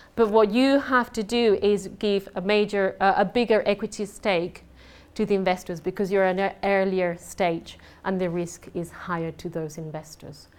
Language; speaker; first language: English; non-native, fluent; Spanish